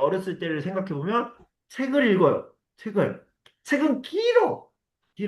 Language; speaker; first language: Korean; native; Korean